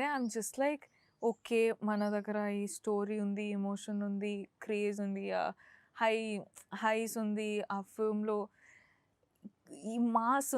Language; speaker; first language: Telugu; non-native, local second language; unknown